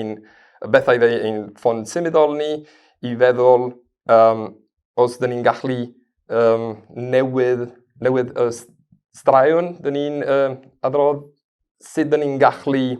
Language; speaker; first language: Welsh; non-native, fluent; Spanish